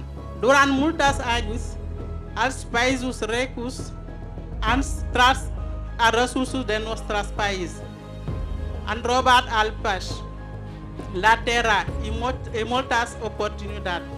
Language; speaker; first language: Spanish; non-native, fluent; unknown